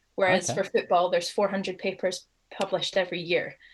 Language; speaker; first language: English; native; English